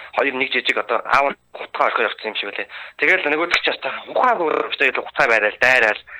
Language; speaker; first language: Mongolian; native; Mongolian